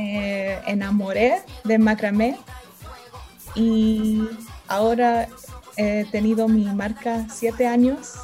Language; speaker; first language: Spanish; early bilingual, heritage; Spanish